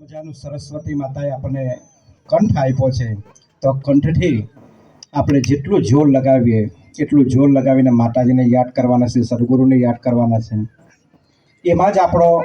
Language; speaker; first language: Gujarati; non-native, local second language; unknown